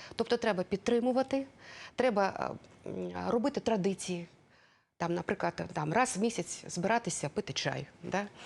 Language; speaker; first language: Ukrainian; non-native, local second language; Russian